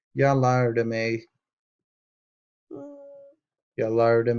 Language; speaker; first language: Swedish; non-native, learner; English